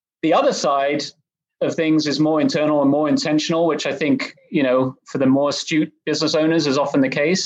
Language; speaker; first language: English; native; English